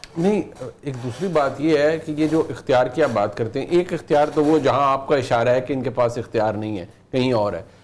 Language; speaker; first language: Urdu; non-native, local second language; Punjabi